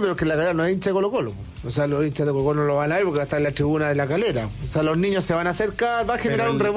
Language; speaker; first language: Spanish; native; Spanish